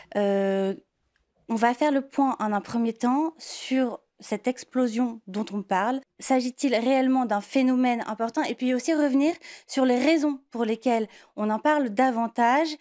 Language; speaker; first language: French; native; French